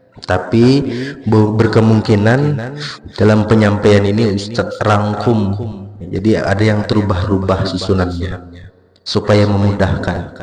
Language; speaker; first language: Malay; non-native, local second language; Banjar